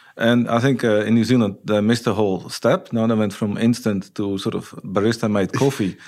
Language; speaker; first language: English; non-native, fluent; Dutch